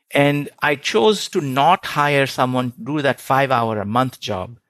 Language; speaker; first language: English; non-native, local second language; Hindi